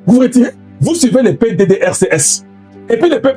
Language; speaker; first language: French; non-native, local second language; Lingala